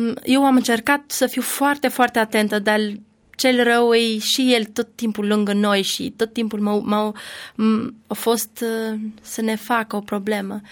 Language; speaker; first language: Romanian; non-native, learner; Albanian